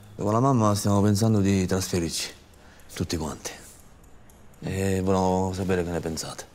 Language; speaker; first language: Italian; native; Italian